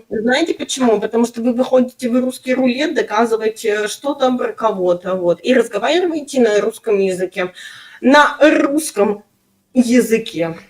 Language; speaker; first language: Russian; native; Russian